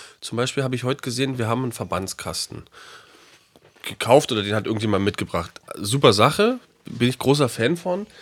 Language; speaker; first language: German; native; German